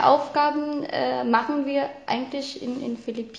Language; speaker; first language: German; non-native, fluent; Filipino